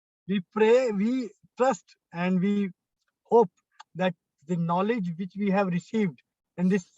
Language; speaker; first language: English; non-native, local second language; Hindi